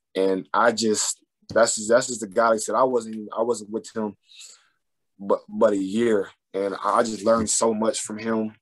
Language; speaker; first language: English; native; English